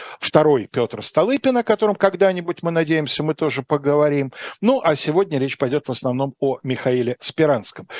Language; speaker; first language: Russian; native; Russian